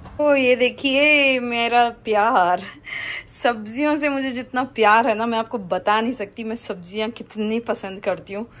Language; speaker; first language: Hindi; non-native, local second language; Marathi